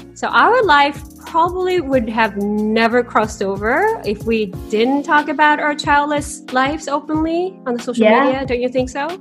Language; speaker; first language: English; non-native, fluent; Japanese